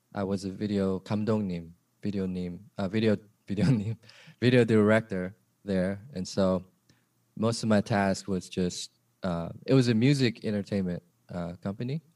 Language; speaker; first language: English; early bilingual, other home language; Korean